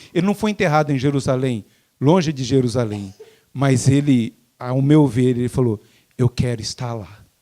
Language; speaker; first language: Portuguese; native; Portuguese